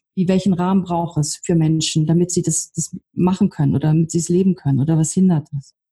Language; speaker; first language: German; native; German